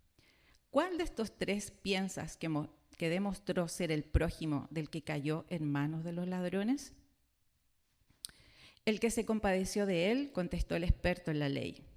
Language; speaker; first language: Spanish; native; Spanish